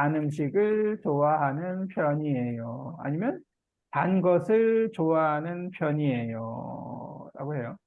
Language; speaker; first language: Korean; native; Korean